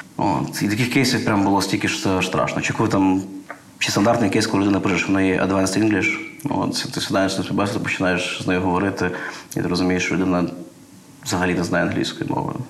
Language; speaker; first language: Ukrainian; native; Ukrainian